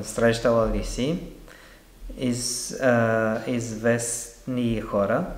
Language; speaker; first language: Bulgarian; non-native, learner; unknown